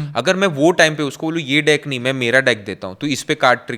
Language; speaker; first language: Hindi; native; Hindi